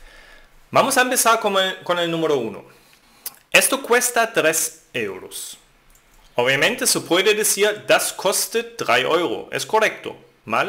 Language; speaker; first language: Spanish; non-native, fluent; German